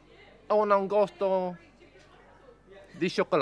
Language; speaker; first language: Portuguese; non-native, learner; English